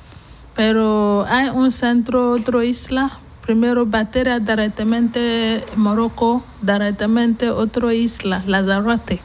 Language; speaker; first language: Spanish; non-native, learner; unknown